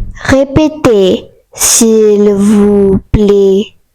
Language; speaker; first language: French; non-native, learner; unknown